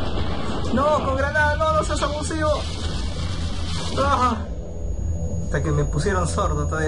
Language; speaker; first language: Spanish; native; Spanish